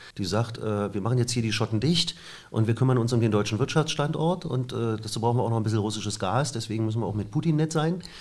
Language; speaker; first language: German; native; German